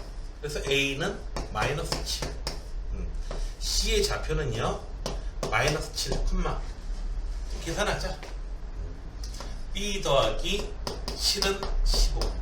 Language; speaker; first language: Korean; native; Korean